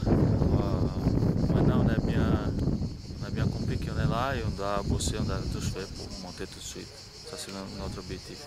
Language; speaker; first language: French; non-native, fluent; Portuguese